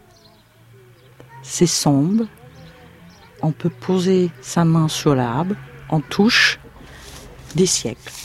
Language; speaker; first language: French; non-native, fluent; English